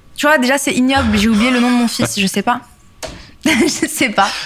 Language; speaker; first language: French; native; French